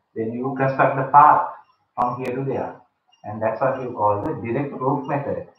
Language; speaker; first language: English; non-native, local second language; Sinhala